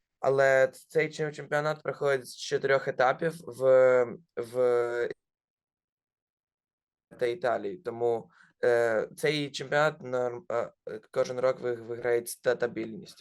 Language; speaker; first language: Ukrainian; non-native, local second language; Russian